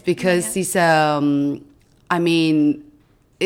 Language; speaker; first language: English; non-native, fluent; Chinese